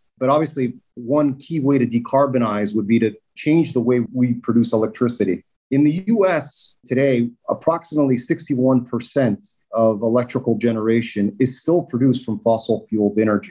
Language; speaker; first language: English; native; English